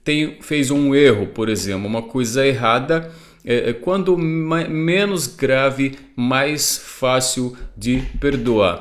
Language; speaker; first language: Portuguese; non-native, fluent; Arabic